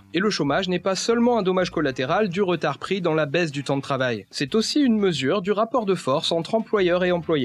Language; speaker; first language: French; native; French